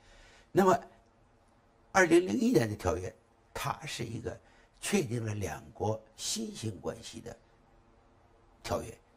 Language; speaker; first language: Chinese; native; Chinese